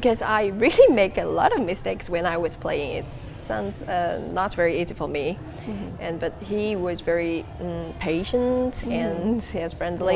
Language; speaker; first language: English; non-native, learner; Chinese